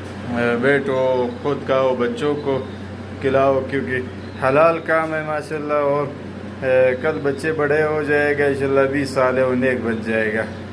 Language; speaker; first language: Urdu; non-native, local second language; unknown